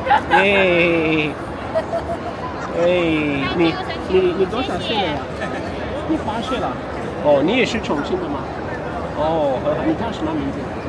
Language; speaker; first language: Chinese; non-native, fluent; English